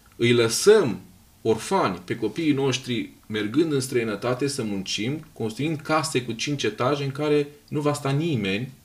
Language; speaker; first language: Romanian; native; Romanian